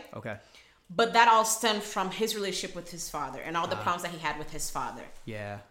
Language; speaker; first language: English; early bilingual, other home language; Portuguese